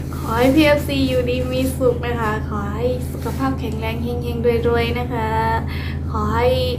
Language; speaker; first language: Thai; non-native, local second language; Khün